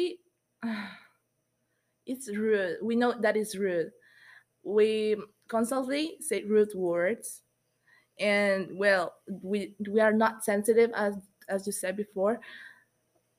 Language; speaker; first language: English; non-native, learner; Spanish